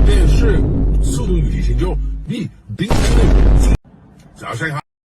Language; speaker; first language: Chinese; non-native, learner; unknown